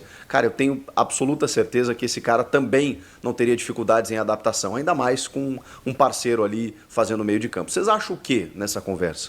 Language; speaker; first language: Portuguese; native; Portuguese